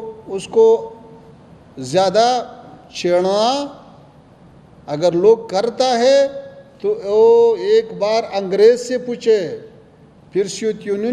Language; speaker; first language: Hindi; non-native, fluent; Pashto